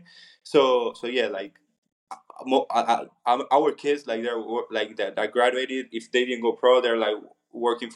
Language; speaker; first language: English; non-native, fluent; Spanish